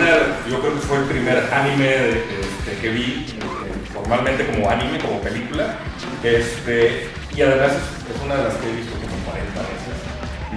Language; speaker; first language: Spanish; native; Spanish